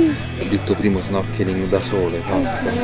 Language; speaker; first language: Italian; native; Italian